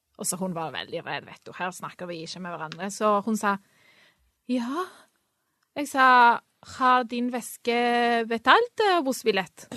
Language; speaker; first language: Norwegian; non-native, fluent; Spanish